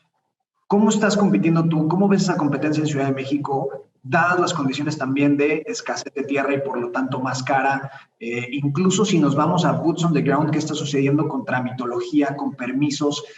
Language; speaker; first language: Spanish; native; Spanish